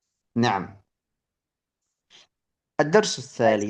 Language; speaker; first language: Arabic; non-native, fluent; Indonesian